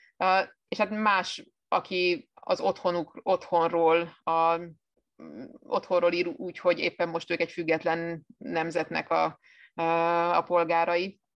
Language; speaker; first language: Hungarian; native; Hungarian